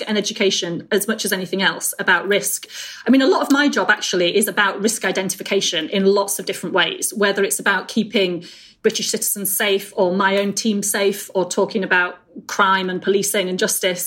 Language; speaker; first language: English; native; English